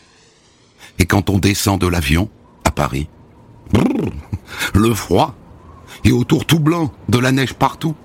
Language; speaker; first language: French; native; French